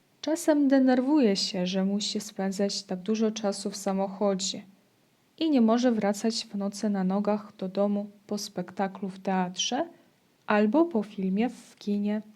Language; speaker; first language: Polish; non-native, fluent; Ukrainian